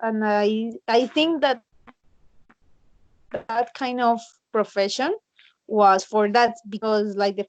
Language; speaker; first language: English; non-native, learner; Spanish